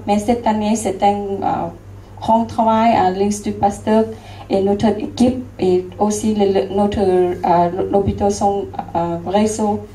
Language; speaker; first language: French; non-native, learner; Lao